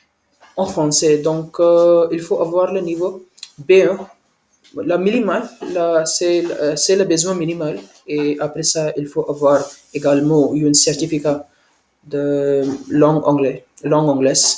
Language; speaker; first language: French; non-native, learner; Hindi